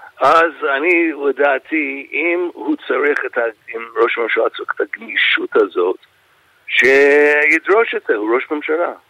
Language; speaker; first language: Hebrew; non-native, fluent; English